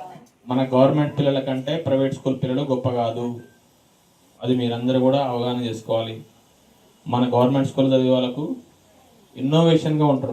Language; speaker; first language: Telugu; native; Telugu